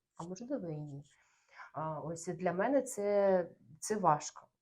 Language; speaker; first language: Ukrainian; non-native, local second language; Russian